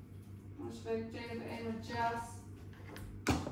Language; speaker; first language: Irish; non-native, local second language; English